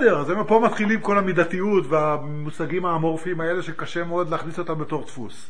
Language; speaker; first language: Hebrew; native; Hebrew